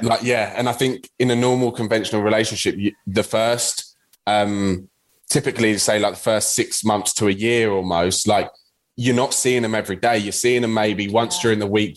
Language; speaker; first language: English; native; English